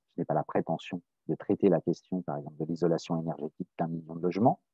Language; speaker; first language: French; native; French